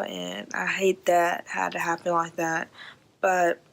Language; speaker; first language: English; native; English